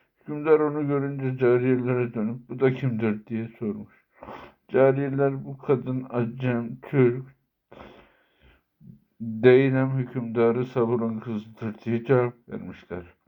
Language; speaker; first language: Turkish; native; Turkish